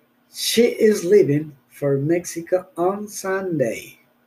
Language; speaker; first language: English; non-native, learner; Spanish